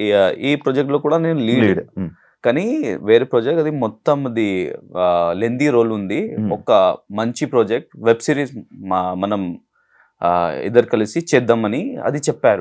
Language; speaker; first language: Telugu; non-native, learner; Hindi